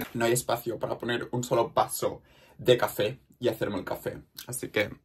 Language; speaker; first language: Spanish; native; Spanish